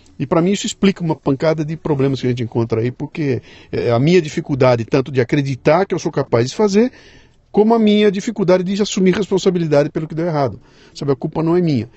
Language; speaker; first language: Portuguese; native; Portuguese